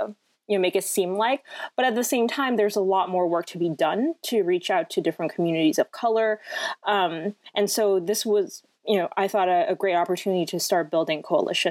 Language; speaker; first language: English; non-native, local second language; Cantonese